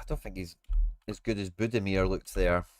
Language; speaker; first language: English; native; English